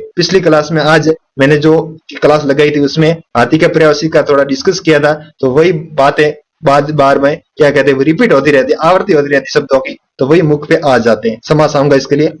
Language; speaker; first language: Hindi; native; Hindi